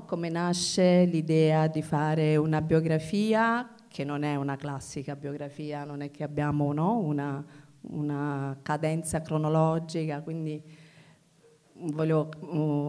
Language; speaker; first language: Italian; native; Italian